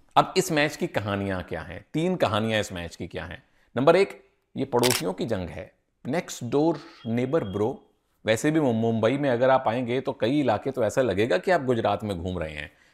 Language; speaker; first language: Hindi; native; Hindi